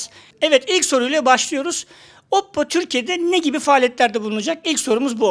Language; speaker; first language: Turkish; native; Turkish